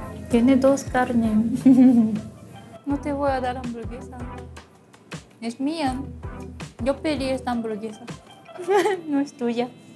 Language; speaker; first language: Spanish; non-native, fluent; Japanese